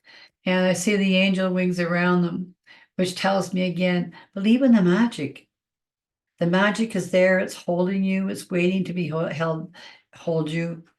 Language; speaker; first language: English; native; English